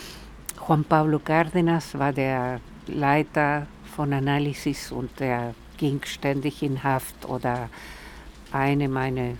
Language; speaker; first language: German; non-native, fluent; Spanish